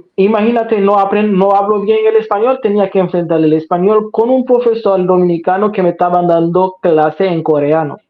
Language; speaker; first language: Spanish; non-native, fluent; Haitian Creole